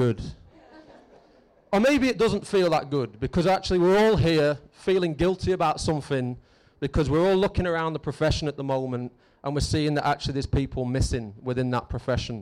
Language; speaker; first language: English; native; English